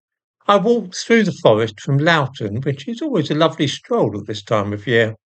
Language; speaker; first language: English; native; English